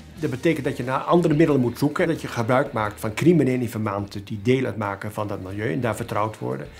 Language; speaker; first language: Dutch; native; Dutch